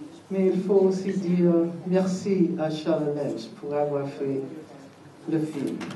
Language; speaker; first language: French; non-native, fluent; English